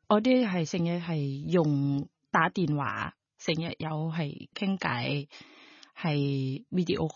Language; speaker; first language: Cantonese; non-native, learner; Thai